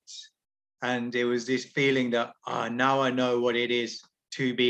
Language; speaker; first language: English; native; English